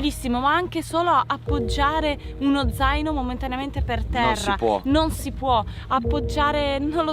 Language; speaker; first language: Italian; native; Italian